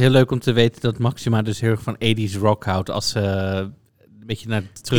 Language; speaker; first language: Dutch; native; Dutch